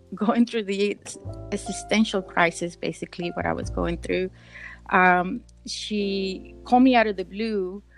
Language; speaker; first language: English; early bilingual, other home language; Spanish